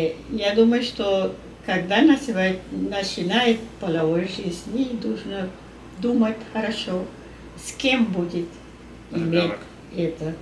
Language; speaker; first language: Russian; non-native, learner; Spanish